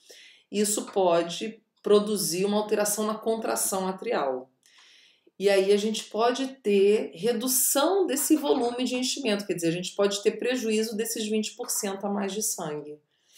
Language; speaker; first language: Portuguese; native; Portuguese